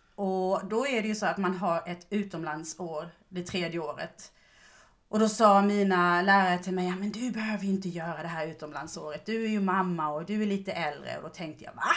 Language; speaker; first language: Swedish; native; Swedish